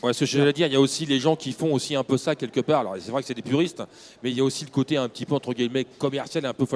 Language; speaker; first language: French; native; French